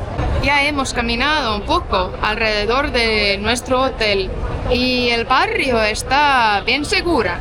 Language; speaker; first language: Spanish; non-native, fluent; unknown